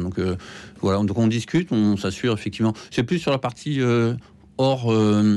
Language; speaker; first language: French; native; French